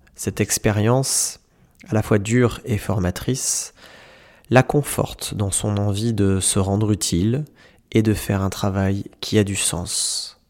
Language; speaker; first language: French; native; French